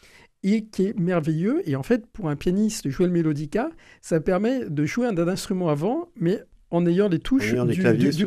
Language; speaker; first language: French; native; French